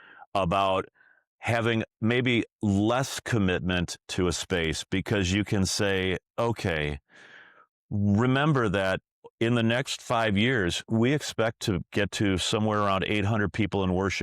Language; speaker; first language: English; native; English